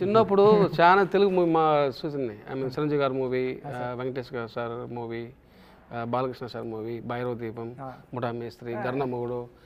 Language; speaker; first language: Telugu; non-native, learner; Tamil